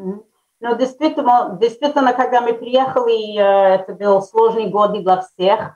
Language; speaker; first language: Russian; early bilingual, heritage; Russian